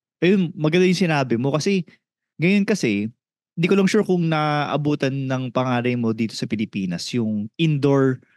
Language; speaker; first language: Filipino; native; Filipino